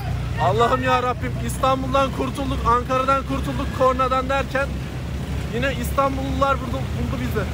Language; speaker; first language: Turkish; native; Turkish